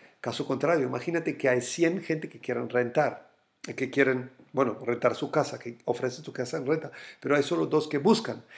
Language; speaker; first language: Spanish; non-native, fluent; German